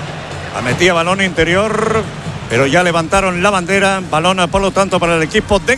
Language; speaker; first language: Spanish; native; Spanish